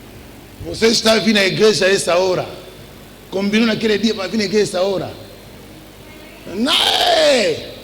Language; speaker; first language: Portuguese; non-native, learner; Lingala